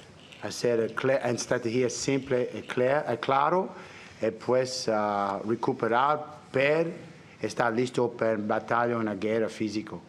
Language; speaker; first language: Spanish; non-native, learner; English